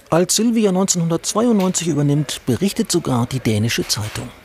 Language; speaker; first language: German; native; German